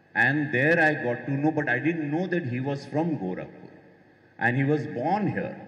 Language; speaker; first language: English; non-native, local second language; Hindi